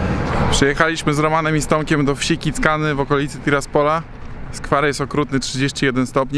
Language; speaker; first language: Polish; native; Polish